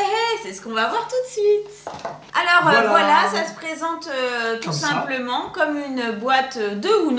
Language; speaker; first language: French; native; French